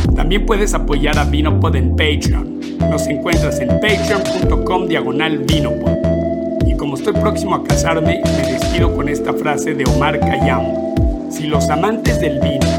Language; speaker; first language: Spanish; native; Spanish